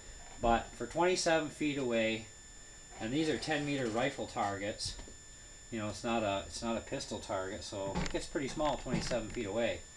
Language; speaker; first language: English; native; English